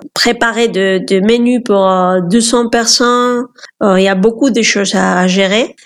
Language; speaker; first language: French; non-native, fluent; Spanish